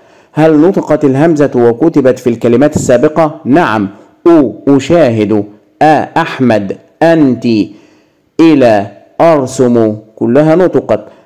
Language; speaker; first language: Arabic; native; Arabic